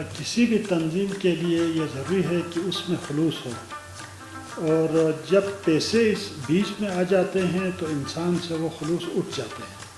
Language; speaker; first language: Urdu; non-native, local second language; Balti